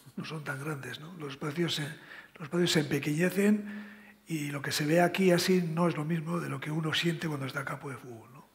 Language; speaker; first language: Spanish; native; Spanish